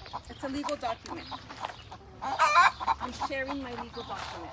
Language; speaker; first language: English; early bilingual, other home language; Spanish